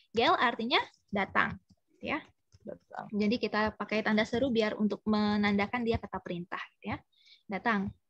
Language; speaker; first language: Indonesian; native; Indonesian